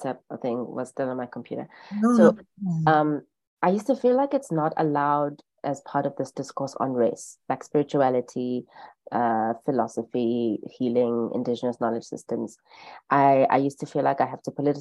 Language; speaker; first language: English; non-native, local second language; Xhosa